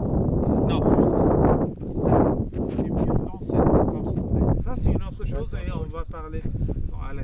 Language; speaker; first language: French; non-native, fluent; Arabic